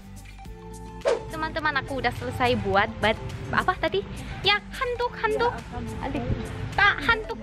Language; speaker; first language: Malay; non-native, fluent; Korean